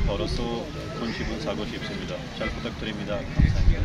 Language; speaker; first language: Korean; non-native, learner; Punjabi